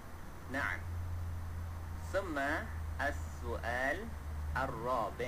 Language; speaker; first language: Arabic; non-native, fluent; Malay